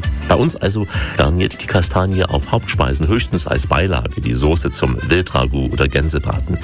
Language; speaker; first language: German; native; German